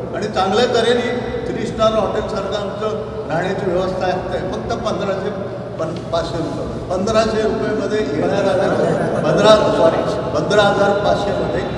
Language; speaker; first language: Marathi; non-native, local second language; Telugu